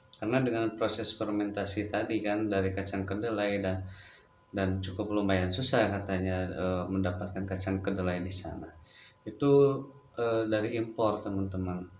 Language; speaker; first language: Indonesian; native; Indonesian